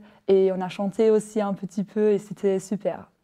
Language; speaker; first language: French; non-native, fluent; German